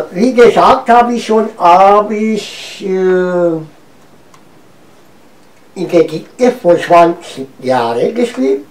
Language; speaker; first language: German; non-native, learner; Romanian